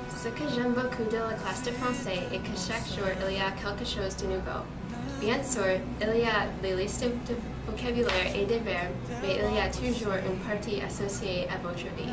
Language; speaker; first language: French; non-native, learner; English